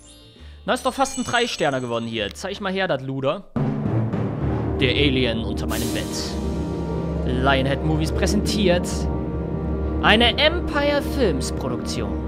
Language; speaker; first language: German; native; German